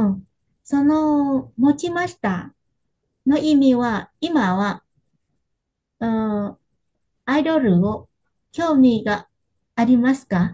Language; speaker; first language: Japanese; non-native, learner; Vietnamese